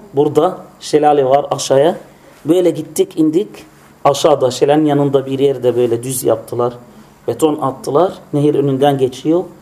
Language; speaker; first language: Turkish; non-native, fluent; Arabic